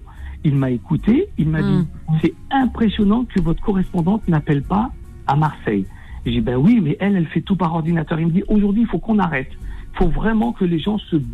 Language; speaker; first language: French; native; French